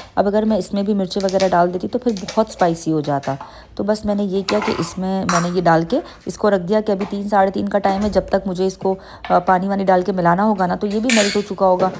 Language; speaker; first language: Urdu; native; Urdu